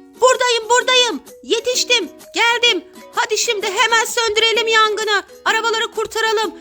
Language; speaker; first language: Turkish; native; Turkish